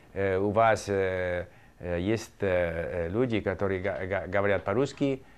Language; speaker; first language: Russian; non-native, fluent; English